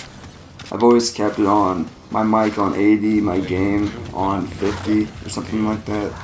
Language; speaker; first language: English; native; English